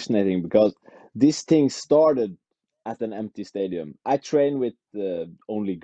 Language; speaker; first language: English; non-native, fluent; Norwegian